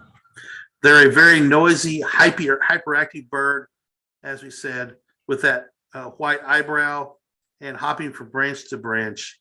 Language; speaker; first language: English; native; English